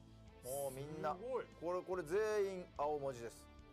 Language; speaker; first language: Japanese; native; Japanese